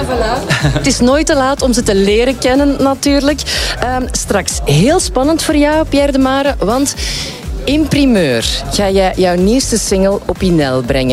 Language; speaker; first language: Dutch; native; Dutch